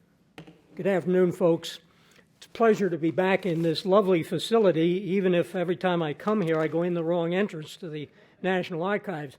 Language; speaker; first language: English; native; English